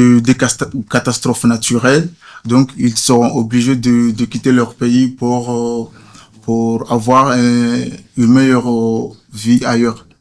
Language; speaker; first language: French; non-native, fluent; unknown